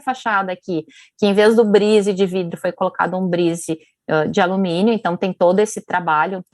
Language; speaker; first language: Portuguese; native; Portuguese